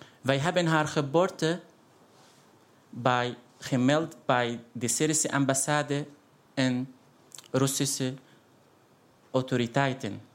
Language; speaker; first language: Dutch; non-native, fluent; Arabic